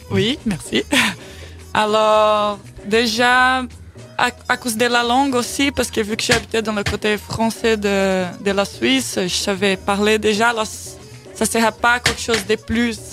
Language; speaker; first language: French; non-native, fluent; Portuguese